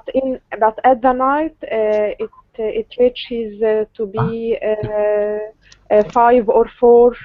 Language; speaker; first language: English; non-native, learner; Arabic